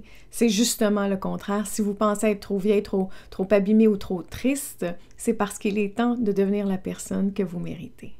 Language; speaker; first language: French; native; French